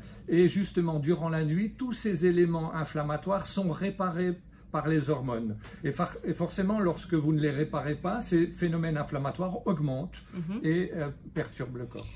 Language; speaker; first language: French; native; French